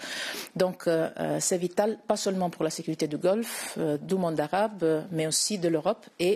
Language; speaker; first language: French; non-native, fluent; Italian